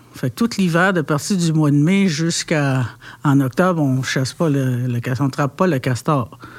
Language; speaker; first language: French; non-native, local second language; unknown